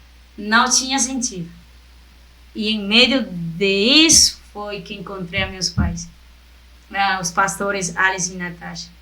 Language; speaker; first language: Portuguese; non-native, fluent; Spanish